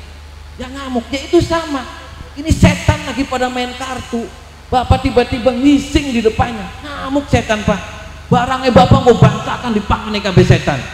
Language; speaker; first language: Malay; non-native, local second language; Javanese